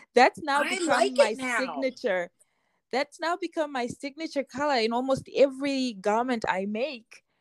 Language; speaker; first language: English; non-native, local second language; Shona